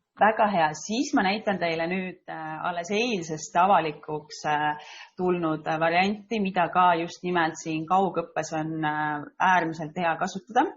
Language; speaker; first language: Estonian; native; Estonian